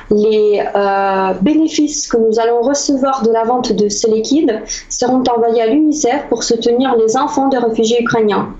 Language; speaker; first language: French; non-native, fluent; Russian